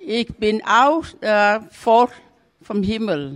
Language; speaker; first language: German; non-native, learner; Thai